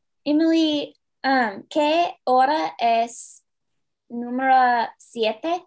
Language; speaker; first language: Spanish; non-native, learner; English